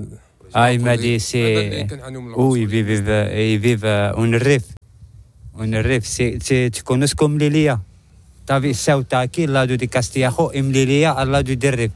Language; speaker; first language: Spanish; non-native, learner; Arabic